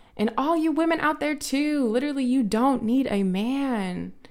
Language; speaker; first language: English; native; English